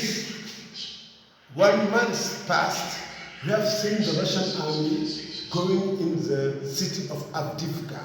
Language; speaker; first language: English; non-native, fluent; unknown